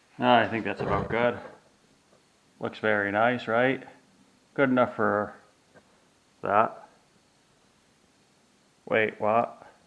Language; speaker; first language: English; native; English